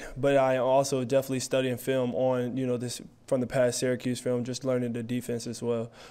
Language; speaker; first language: English; native; English